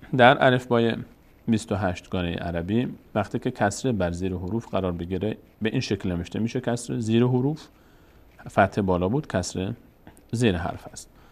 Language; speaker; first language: Persian; native; Persian